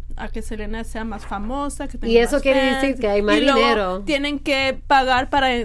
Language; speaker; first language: Spanish; early bilingual, heritage; Spanish